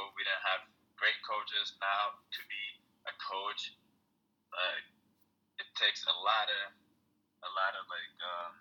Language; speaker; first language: English; non-native, fluent; Amharic